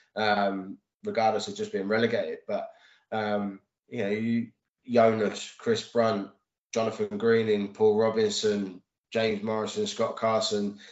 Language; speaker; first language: English; native; English